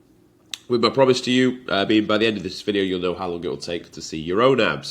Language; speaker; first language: English; native; English